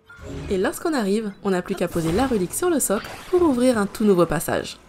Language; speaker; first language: French; native; French